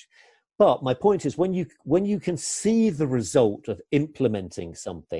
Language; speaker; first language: English; native; English